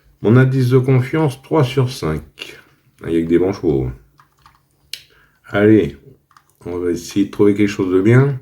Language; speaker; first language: French; native; French